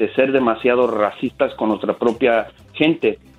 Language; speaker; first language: Spanish; native; Spanish